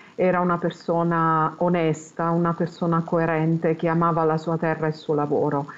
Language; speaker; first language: Italian; native; Italian